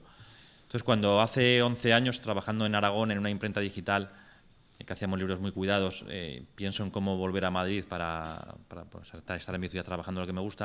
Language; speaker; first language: Spanish; native; Spanish